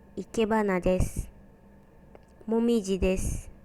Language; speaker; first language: Japanese; non-native, fluent; Indonesian